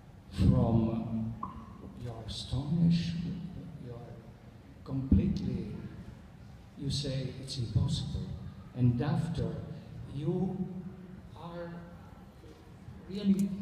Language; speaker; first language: English; non-native, learner; Italian